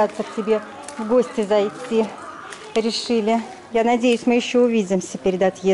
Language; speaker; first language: Russian; native; Russian